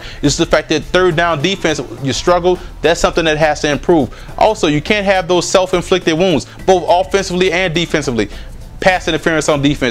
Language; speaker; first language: English; native; English